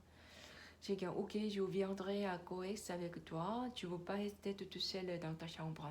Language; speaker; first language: French; non-native, learner; Korean